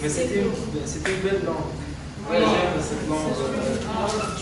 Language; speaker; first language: French; non-native, learner; Arabic